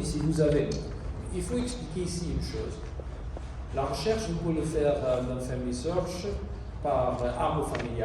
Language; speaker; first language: French; non-native, fluent; Italian